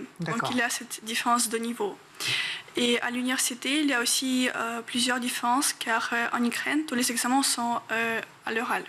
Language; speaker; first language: French; non-native, fluent; Ukrainian